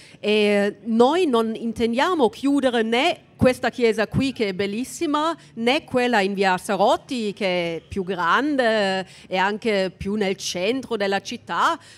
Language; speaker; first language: Italian; non-native, fluent; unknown